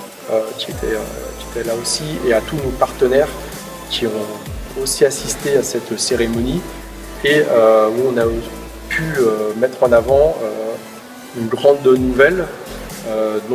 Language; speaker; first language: French; native; French